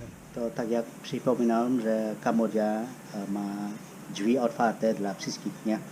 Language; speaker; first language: Polish; non-native, fluent; Khmer